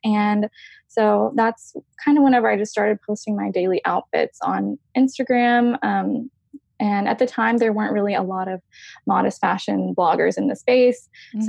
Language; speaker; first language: English; native; English